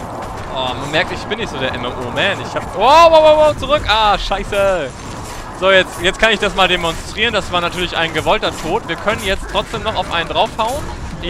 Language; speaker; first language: German; native; German